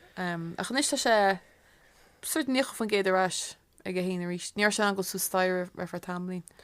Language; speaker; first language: Irish; non-native, local second language; English